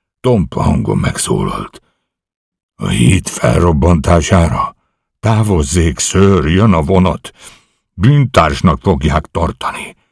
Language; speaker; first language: Hungarian; native; Hungarian